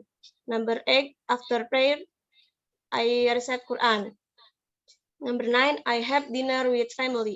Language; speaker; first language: English; non-native, learner; Indonesian